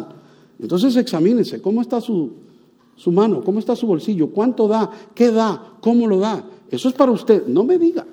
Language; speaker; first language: Spanish; native; Spanish